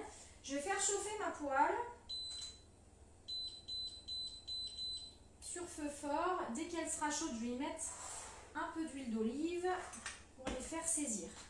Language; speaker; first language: French; native; French